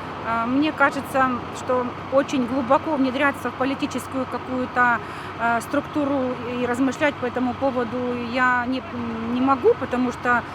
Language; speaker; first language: Russian; native; Russian